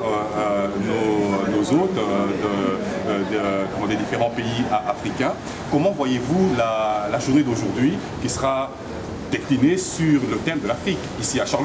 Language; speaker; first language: French; non-native, local second language; Lingala